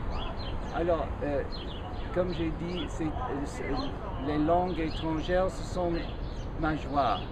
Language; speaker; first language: French; non-native, fluent; English